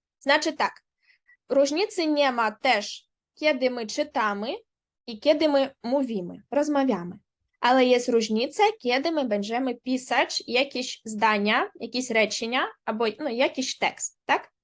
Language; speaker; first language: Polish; non-native, fluent; Ukrainian